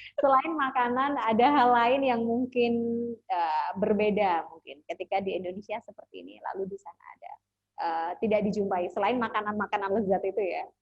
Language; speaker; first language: Indonesian; native; Indonesian